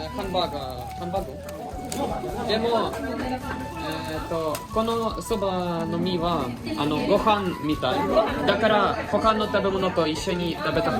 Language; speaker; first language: Japanese; non-native, learner; Nepali